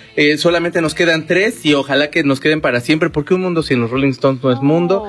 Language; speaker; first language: Spanish; native; Spanish